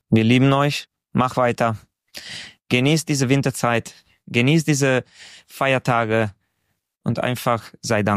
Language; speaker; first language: German; non-native, fluent; Hungarian